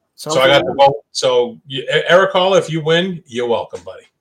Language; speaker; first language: English; native; English